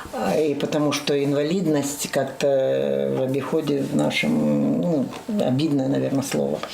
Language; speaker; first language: Russian; native; Russian